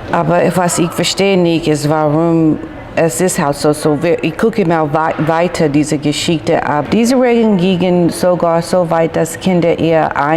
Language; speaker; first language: German; non-native, learner; English